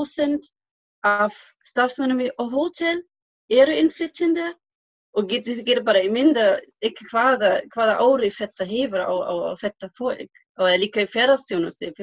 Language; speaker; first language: Icelandic; non-native, learner; German